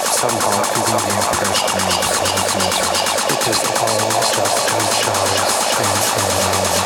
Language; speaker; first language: English; non-native, fluent; German